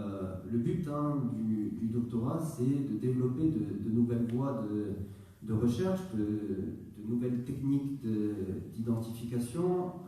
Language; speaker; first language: French; native; French